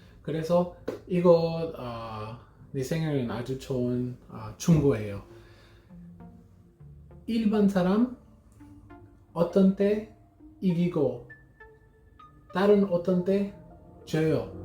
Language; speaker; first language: Korean; non-native, learner; English